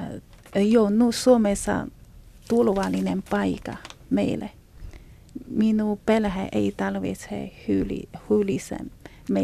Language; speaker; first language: Finnish; non-native, learner; Chinese